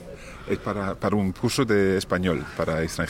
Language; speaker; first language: Spanish; non-native, fluent; English